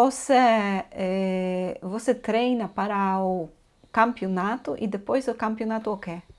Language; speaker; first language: Portuguese; non-native, fluent; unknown